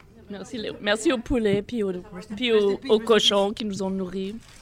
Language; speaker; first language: French; native; French